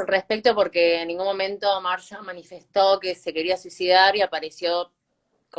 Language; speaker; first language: Spanish; native; Spanish